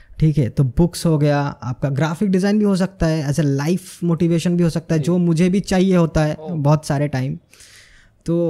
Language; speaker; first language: Hindi; non-native, local second language; Bangla